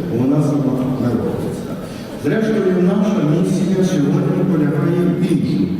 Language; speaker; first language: Ukrainian; native; Ukrainian